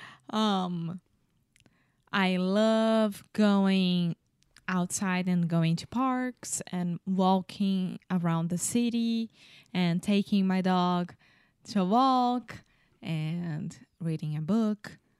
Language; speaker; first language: English; non-native, fluent; Portuguese